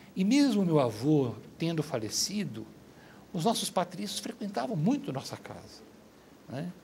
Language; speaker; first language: Portuguese; native; Portuguese